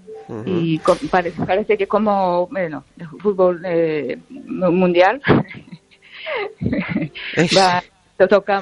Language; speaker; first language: Spanish; non-native, learner; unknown